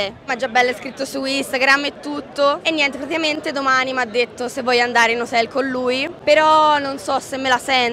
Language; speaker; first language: Italian; native; Italian